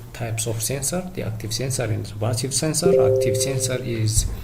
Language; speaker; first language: English; non-native, local second language; Amharic